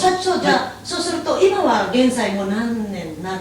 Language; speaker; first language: Japanese; non-native, learner; Filipino